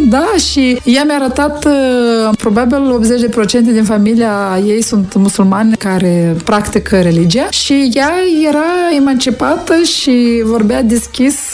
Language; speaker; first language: Romanian; native; Romanian